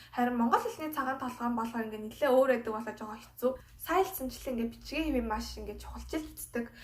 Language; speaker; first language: Mongolian; non-native, fluent; Korean